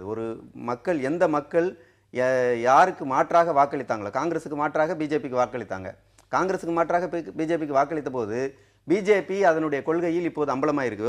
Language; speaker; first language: Tamil; native; Tamil